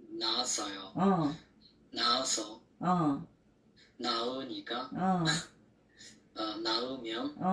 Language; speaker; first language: Korean; non-native, learner; Chinese